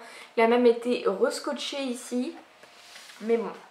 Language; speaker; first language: French; native; French